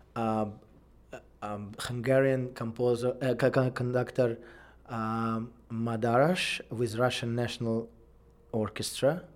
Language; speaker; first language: English; non-native, fluent; Russian